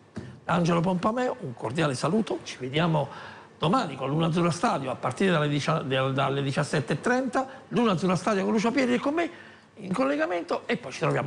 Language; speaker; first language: Italian; native; Italian